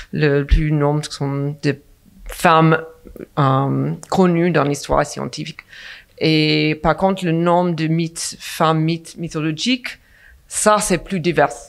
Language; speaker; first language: French; non-native, fluent; English